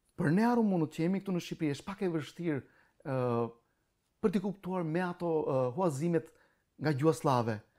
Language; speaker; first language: Albanian; non-native, local second language; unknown